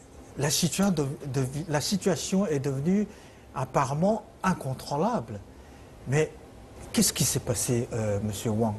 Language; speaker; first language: French; non-native, fluent; Chinese